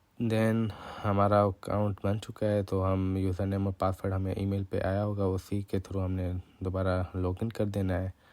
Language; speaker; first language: Urdu; non-native, local second language; Punjabi